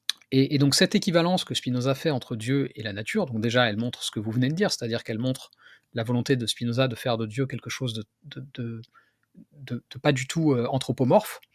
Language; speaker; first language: French; native; French